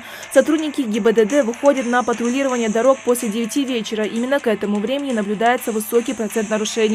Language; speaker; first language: Russian; native; Russian